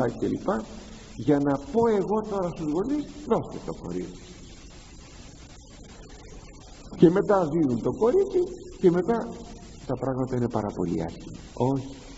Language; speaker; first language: Greek; native; Greek